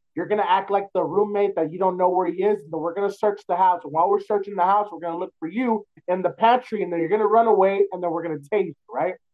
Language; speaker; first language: English; native; English